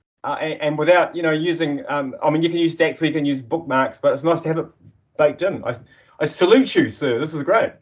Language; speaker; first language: English; native; English